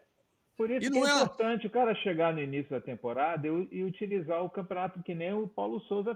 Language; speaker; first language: Portuguese; native; Portuguese